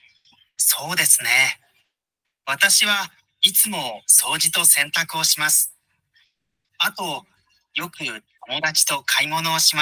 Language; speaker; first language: Japanese; non-native, learner; Bangla